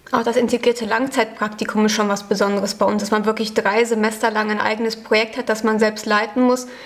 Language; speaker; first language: German; native; German